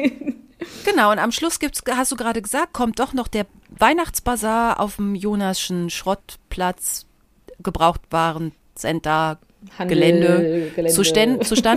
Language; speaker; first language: German; native; German